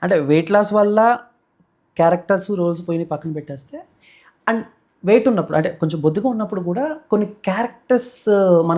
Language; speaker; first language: Telugu; native; Telugu